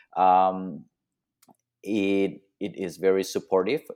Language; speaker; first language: English; non-native, fluent; Indonesian